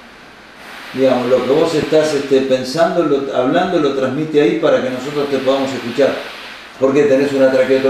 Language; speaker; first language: Spanish; native; Spanish